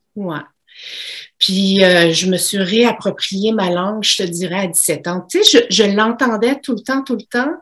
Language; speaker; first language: French; native; French